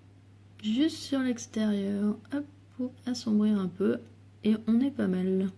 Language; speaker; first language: French; native; French